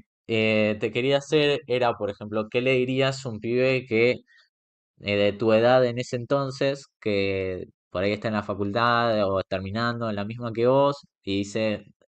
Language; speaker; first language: Spanish; native; Spanish